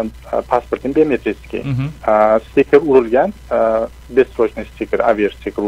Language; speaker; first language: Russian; non-native, local second language; Uzbek